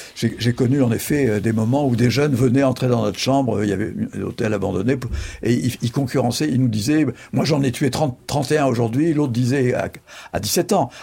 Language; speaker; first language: French; native; French